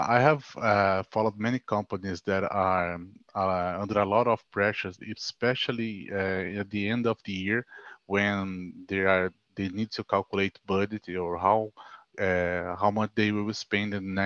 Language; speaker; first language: English; non-native, fluent; Portuguese